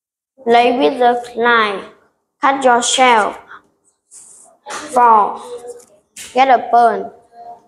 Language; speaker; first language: English; non-native, learner; Vietnamese